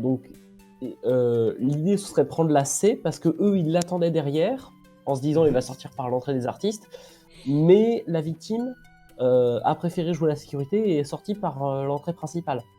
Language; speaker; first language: French; native; French